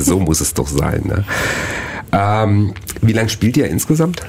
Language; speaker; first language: German; native; German